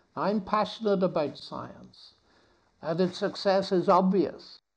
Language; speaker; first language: English; native; English